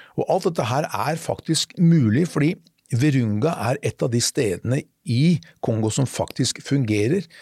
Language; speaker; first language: Norwegian; native; Norwegian